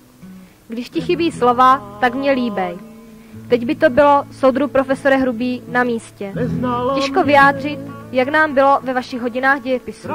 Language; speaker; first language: Czech; native; Czech